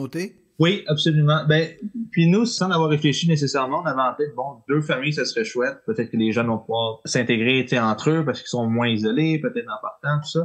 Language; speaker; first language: French; native; French